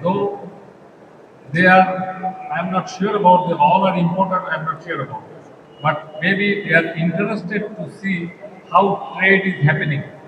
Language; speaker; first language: English; non-native, local second language; Bangla